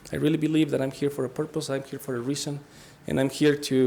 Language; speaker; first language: English; non-native, fluent; Spanish